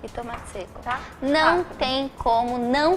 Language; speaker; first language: Portuguese; native; Portuguese